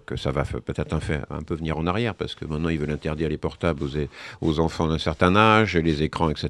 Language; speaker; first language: French; native; French